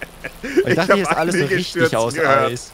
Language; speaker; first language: German; native; German